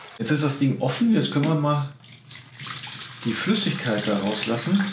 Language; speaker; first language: German; native; German